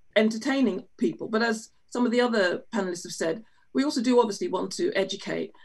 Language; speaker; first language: English; native; English